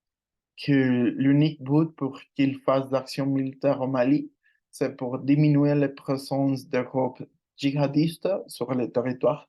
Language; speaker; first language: French; non-native, learner; Spanish